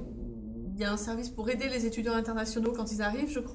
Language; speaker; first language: French; native; French